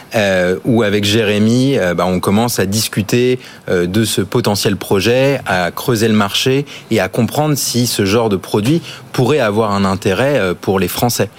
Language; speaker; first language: French; early bilingual, other home language; English